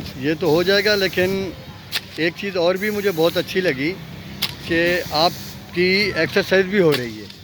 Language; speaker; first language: Urdu; non-native, local second language; Punjabi